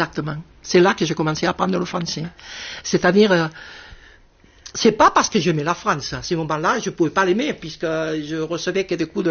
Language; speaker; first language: French; non-native, fluent; Spanish